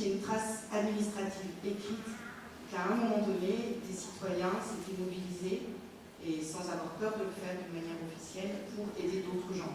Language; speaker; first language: French; native; French